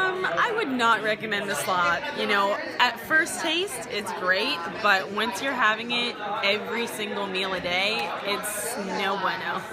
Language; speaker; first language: English; native; English